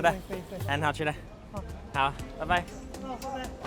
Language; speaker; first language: Chinese; non-native, learner; English